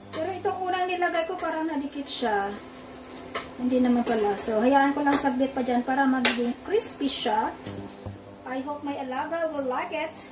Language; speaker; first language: Filipino; non-native, local second language; Cebuano